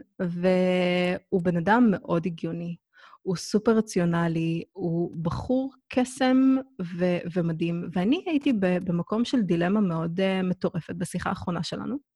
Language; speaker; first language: Hebrew; native; Hebrew